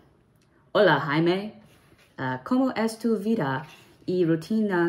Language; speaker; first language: Spanish; non-native, learner; English